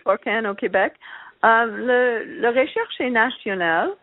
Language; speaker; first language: French; non-native, learner; English